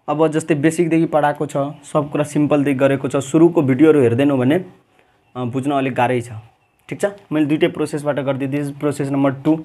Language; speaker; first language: Nepali; non-native, local second language; Maithili